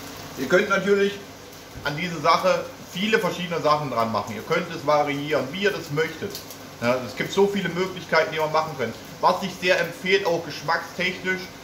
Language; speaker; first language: German; native; German